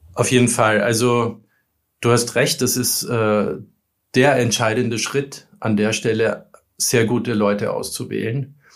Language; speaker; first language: German; native; German